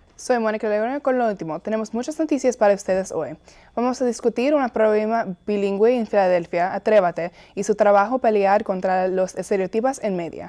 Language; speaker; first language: Spanish; non-native, learner; English